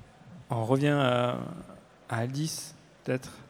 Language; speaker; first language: French; native; French